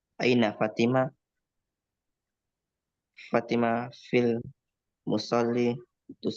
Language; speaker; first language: Arabic; non-native, learner; Indonesian